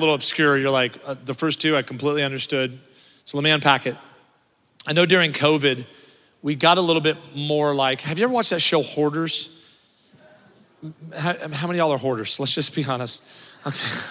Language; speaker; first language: English; native; English